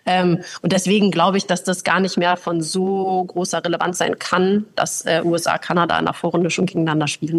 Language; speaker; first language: German; native; German